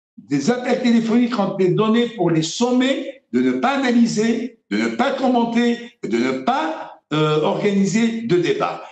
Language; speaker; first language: French; non-native, local second language; Arabic